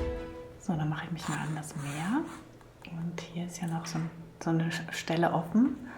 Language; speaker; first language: German; native; German